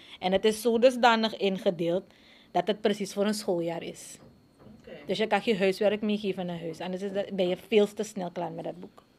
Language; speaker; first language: Dutch; native; Dutch